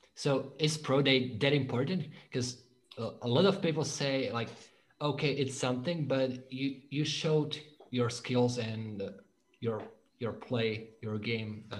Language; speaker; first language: English; non-native, fluent; Slovak